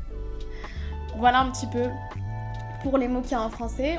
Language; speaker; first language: French; native; French